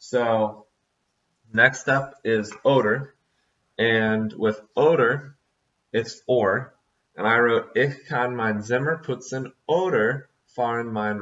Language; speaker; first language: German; non-native, learner; English